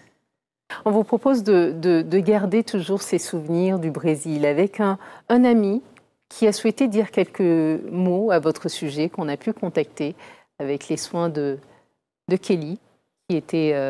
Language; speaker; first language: French; native; French